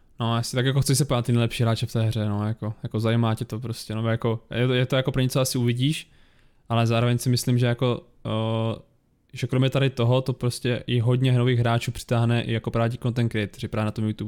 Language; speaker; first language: Czech; native; Czech